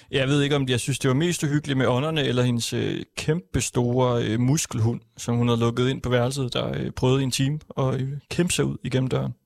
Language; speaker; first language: Danish; native; Danish